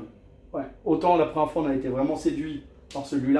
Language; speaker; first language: French; native; French